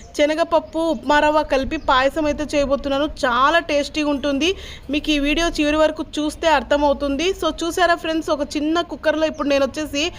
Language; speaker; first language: Telugu; non-native, local second language; Urdu